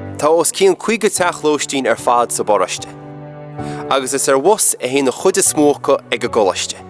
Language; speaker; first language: Irish; native; Irish